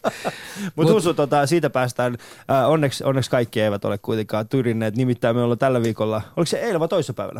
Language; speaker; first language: Finnish; early bilingual, other home language; Persian